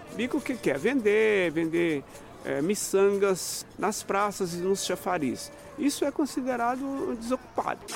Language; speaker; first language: Portuguese; native; Portuguese